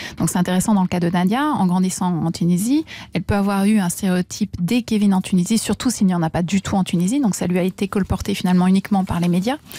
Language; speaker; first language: French; native; French